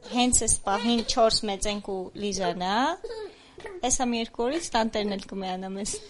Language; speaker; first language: Armenian; native; Armenian